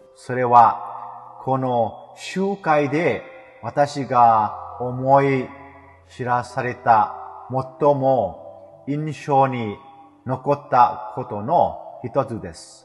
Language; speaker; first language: Japanese; non-native, fluent; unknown